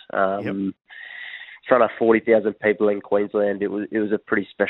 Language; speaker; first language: English; native; English